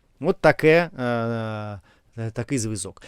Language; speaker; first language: Ukrainian; non-native, learner; Russian